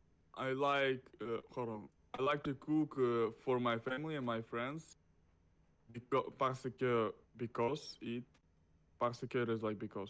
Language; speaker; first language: English; non-native, learner; Russian